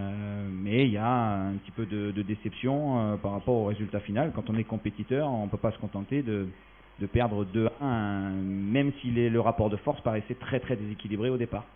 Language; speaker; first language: French; native; French